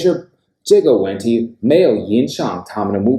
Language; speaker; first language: Chinese; non-native, fluent; English